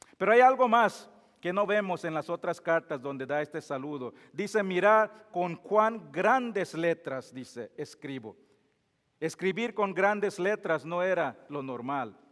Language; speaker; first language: Spanish; non-native, fluent; English